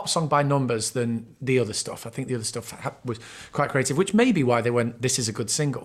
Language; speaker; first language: English; native; English